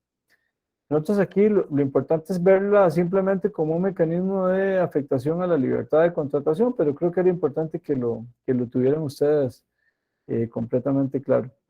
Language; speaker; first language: Spanish; native; Spanish